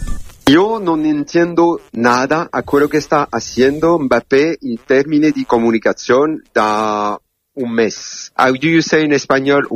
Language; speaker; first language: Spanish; non-native, learner; French